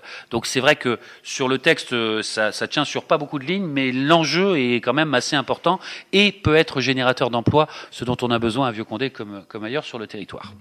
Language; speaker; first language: French; native; French